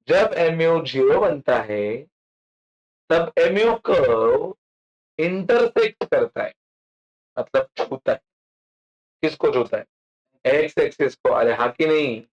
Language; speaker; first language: Hindi; non-native, local second language; Marathi